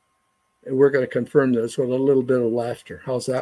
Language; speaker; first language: English; native; English